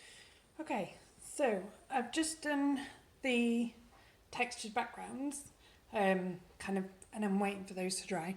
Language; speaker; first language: English; native; English